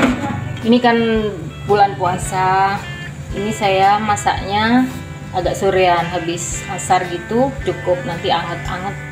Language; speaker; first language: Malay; non-native, local second language; Madurese